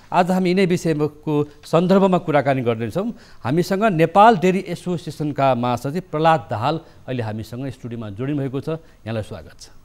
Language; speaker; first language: Nepali; native; Nepali